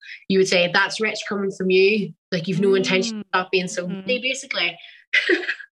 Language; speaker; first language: English; native; English